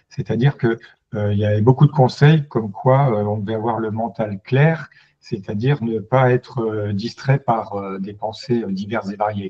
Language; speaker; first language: French; native; French